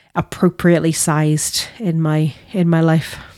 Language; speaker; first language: English; native; English